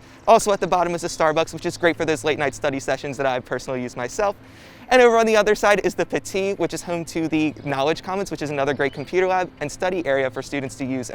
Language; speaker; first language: English; native; English